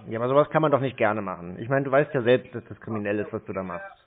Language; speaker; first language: German; native; German